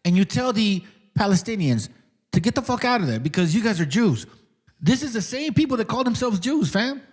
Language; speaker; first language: English; early bilingual, other home language; Spanish